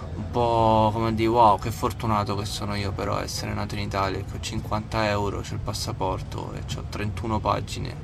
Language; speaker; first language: Italian; native; Italian